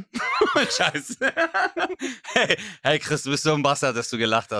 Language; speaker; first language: German; native; German